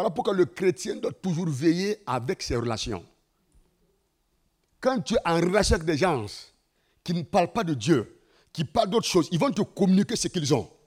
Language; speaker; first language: French; non-native, local second language; Mossi